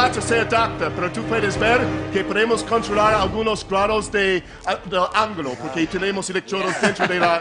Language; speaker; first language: Spanish; non-native, fluent; English